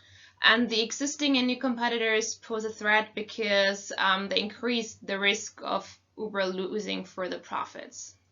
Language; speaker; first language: English; non-native, fluent; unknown